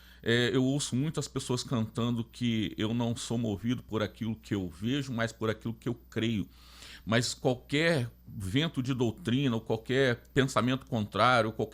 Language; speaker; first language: Portuguese; native; Portuguese